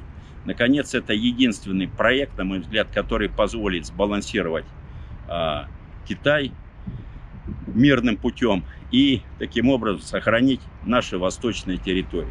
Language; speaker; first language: Russian; native; Russian